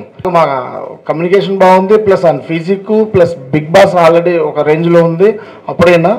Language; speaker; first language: Telugu; native; Telugu